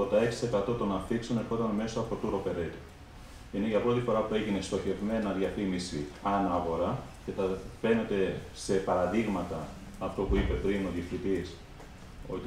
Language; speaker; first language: Greek; native; Greek